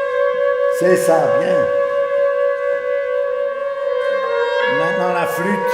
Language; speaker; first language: French; non-native, fluent; Swiss German